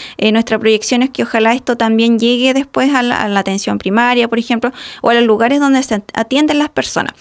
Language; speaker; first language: Spanish; native; Spanish